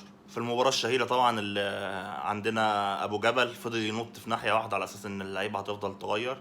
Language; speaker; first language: Arabic; native; Arabic